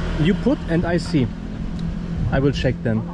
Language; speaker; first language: English; non-native, fluent; German